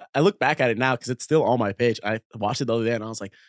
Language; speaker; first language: English; early bilingual, other home language; Arabic